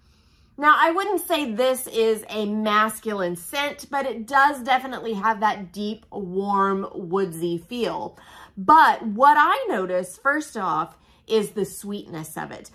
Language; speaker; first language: English; native; English